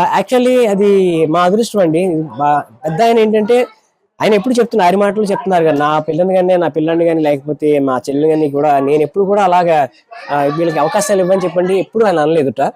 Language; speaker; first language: Telugu; native; Telugu